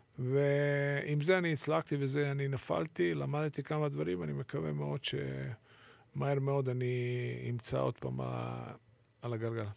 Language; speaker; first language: Hebrew; non-native, local second language; Arabic